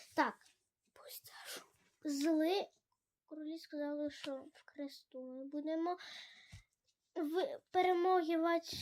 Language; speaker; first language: Ukrainian; non-native, local second language; Russian